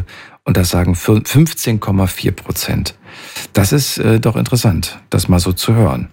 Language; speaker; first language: German; native; German